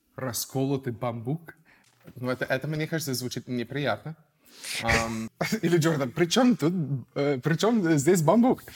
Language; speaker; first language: Russian; non-native, fluent; English